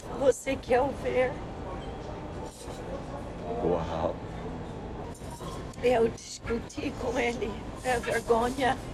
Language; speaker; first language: Portuguese; non-native, learner; English